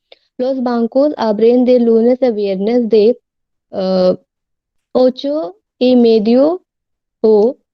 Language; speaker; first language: Spanish; non-native, learner; Hindi